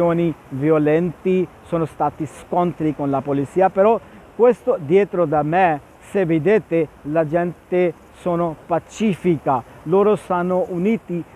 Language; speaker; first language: Italian; non-native, fluent; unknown